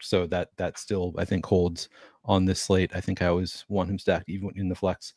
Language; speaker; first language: English; native; English